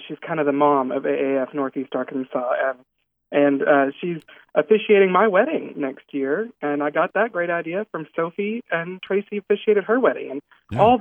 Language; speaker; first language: English; native; English